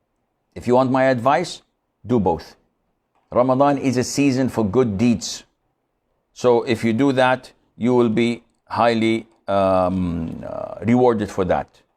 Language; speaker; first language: English; non-native, fluent; Arabic